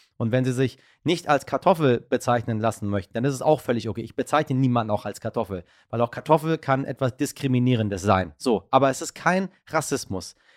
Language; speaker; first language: German; early bilingual, other home language; Persian